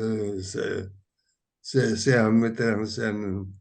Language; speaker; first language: French; non-native, learner; Italian